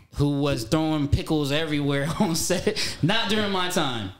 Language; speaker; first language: English; native; English